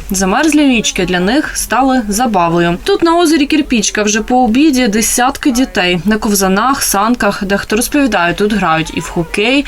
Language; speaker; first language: Ukrainian; native; Ukrainian